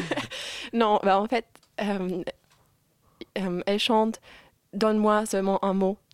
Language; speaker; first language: French; non-native, fluent; German